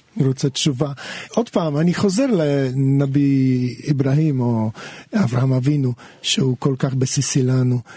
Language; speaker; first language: Hebrew; non-native, fluent; Polish